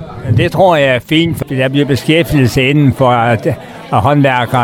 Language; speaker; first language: Danish; native; Danish